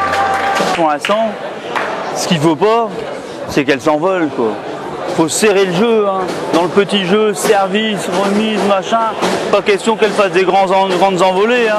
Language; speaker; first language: French; native; French